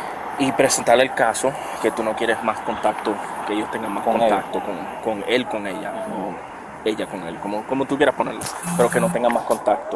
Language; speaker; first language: Spanish; early bilingual, other home language; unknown